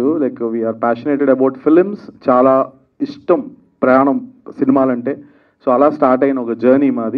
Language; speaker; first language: Telugu; native; Telugu